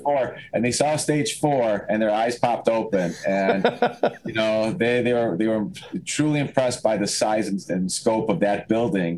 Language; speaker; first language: English; native; English